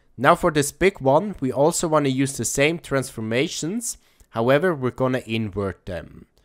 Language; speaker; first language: English; non-native, fluent; German